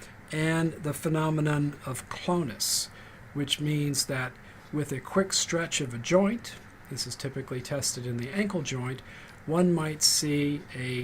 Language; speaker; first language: English; native; English